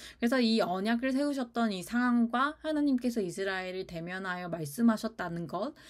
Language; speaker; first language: Korean; native; Korean